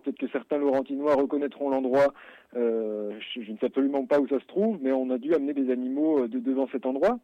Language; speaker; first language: French; native; French